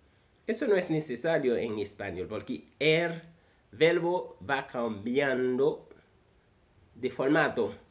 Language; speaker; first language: Spanish; non-native, fluent; Haitian Creole